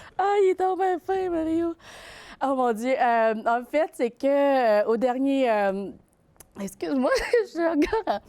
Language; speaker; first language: French; early bilingual, other home language; Vietnamese